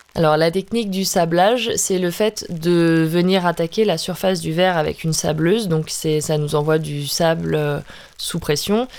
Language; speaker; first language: French; native; French